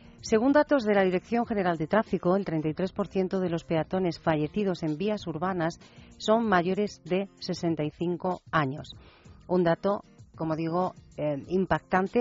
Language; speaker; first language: Spanish; native; Spanish